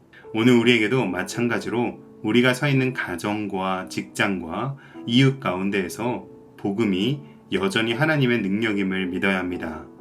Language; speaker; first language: Korean; native; Korean